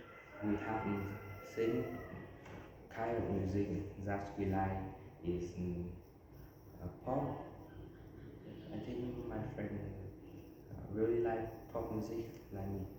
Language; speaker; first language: English; non-native, learner; Vietnamese